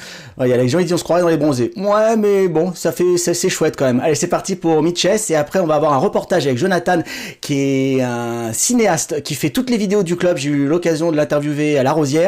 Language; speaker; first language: French; native; French